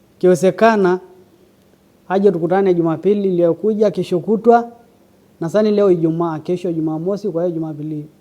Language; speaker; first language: Swahili; non-native, local second language; Masai